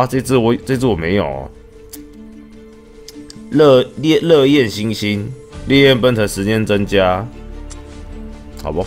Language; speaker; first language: Chinese; native; Chinese